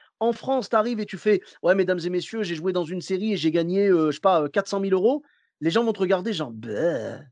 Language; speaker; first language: French; native; French